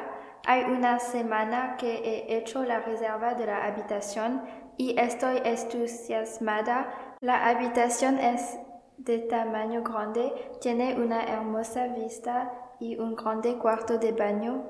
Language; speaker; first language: Spanish; non-native, learner; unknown